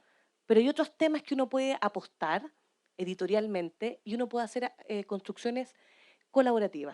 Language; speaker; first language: Spanish; native; Spanish